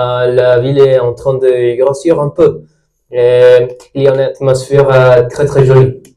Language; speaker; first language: French; non-native, learner; Spanish